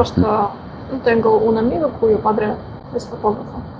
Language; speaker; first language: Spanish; non-native, learner; Russian